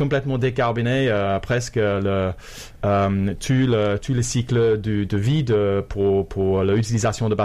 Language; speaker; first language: French; non-native, fluent; English